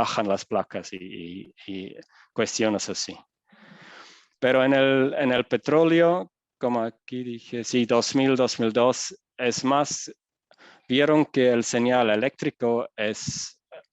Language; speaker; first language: Spanish; non-native, fluent; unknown